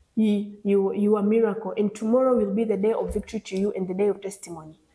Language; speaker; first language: English; non-native, local second language; Swahili